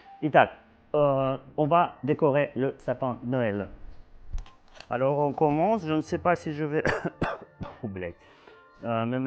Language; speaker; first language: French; non-native, fluent; Russian